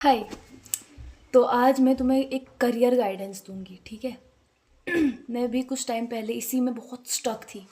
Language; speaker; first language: Hindi; native; Hindi